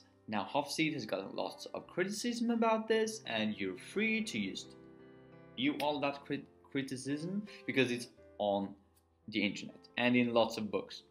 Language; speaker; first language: English; non-native, fluent; Swedish